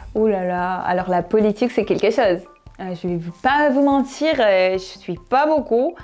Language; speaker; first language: French; non-native, fluent; Portuguese